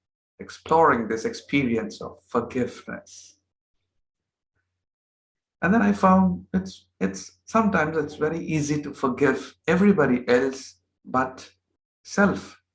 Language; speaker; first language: English; non-native, local second language; Hindi